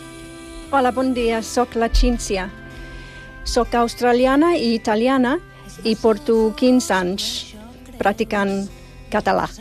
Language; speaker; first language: Catalan; non-native, fluent; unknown